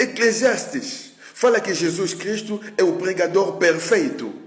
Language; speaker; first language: Portuguese; non-native, fluent; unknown